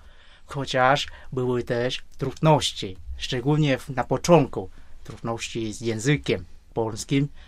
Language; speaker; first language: Polish; non-native, fluent; Vietnamese